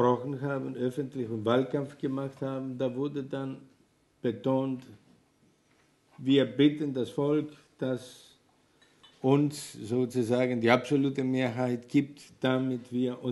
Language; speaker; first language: German; non-native, fluent; Greek